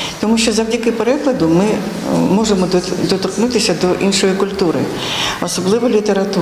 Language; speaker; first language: Ukrainian; native; Ukrainian